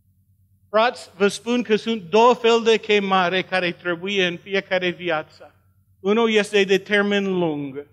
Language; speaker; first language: Romanian; non-native, learner; English